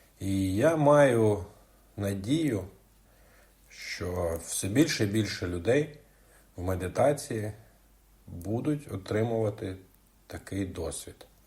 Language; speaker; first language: Ukrainian; non-native, local second language; Russian